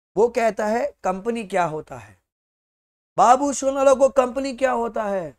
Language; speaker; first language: Hindi; native; Hindi